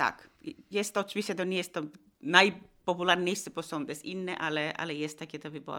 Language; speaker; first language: Polish; non-native, fluent; Finnish